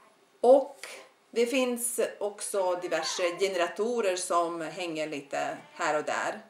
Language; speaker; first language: Swedish; non-native, fluent; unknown